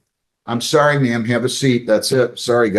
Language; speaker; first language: English; native; English